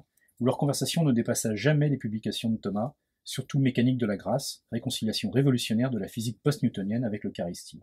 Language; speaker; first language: French; native; French